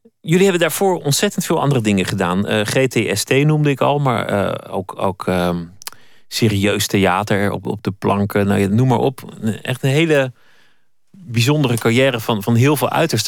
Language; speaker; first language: Dutch; native; Dutch